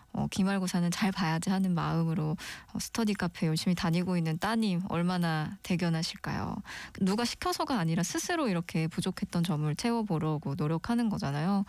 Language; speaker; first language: Korean; native; Korean